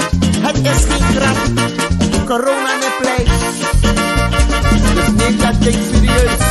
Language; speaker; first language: Dutch; non-native, local second language; Papiamento